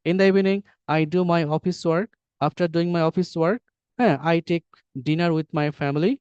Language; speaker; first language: English; non-native, fluent; Bangla